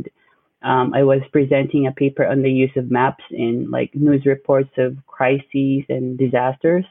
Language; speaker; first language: English; non-native, local second language; Filipino